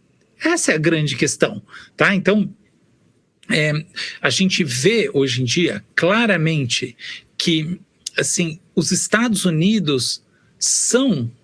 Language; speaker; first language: Portuguese; native; Portuguese